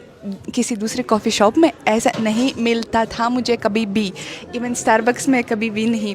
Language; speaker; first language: Hindi; non-native, fluent; Russian